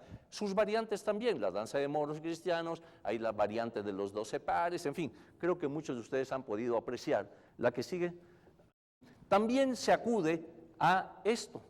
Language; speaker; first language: Spanish; native; Spanish